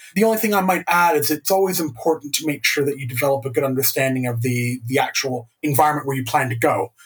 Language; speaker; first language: English; native; English